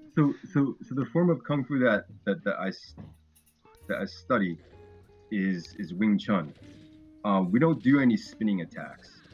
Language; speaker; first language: English; native; English